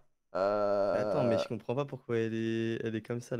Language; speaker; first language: French; native; French